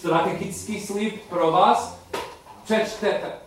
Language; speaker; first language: Czech; non-native, learner; English